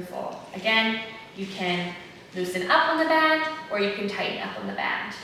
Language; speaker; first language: English; native; English